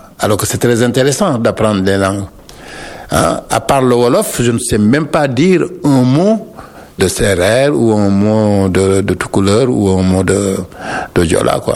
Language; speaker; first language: French; non-native, local second language; Wolof